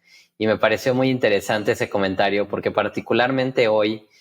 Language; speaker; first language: Spanish; native; Spanish